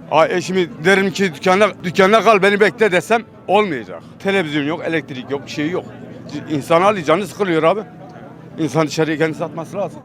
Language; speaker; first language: Turkish; non-native, local second language; Kurdish